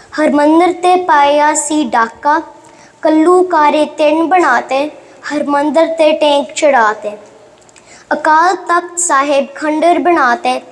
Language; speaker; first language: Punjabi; early bilingual, heritage; Punjabi